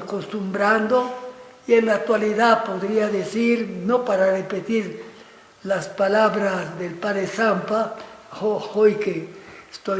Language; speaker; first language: Spanish; non-native, fluent; Italian